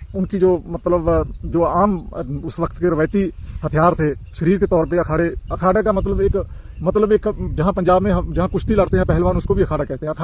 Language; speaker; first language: Hindi; non-native, local second language; Punjabi